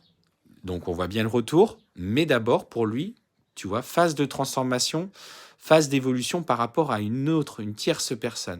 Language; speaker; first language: French; native; French